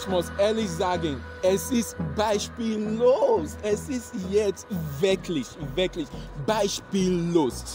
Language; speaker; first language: German; non-native, learner; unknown